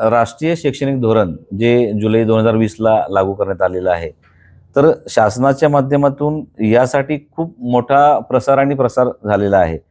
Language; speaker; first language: Marathi; non-native, local second language; Bhili